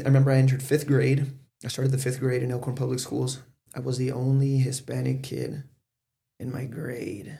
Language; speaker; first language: English; early bilingual, other home language; Spanish